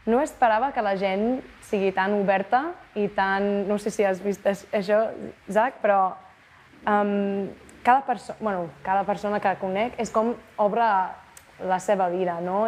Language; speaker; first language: Catalan; non-native, fluent; English